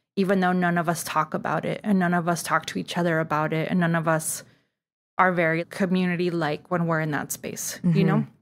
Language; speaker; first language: English; early bilingual, other home language; Spanish